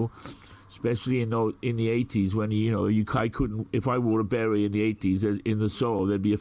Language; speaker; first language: English; native; English